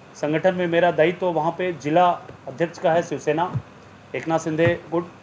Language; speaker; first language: Hindi; native; Hindi